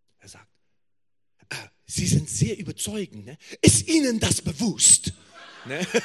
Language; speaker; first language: German; non-native, fluent; English